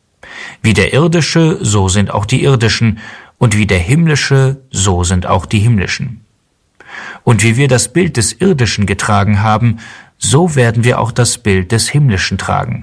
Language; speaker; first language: German; native; German